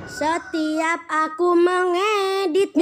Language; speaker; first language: Indonesian; non-native, local second language; Sundanese